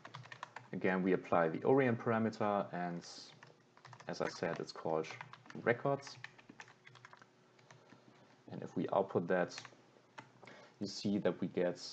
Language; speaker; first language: English; non-native, fluent; German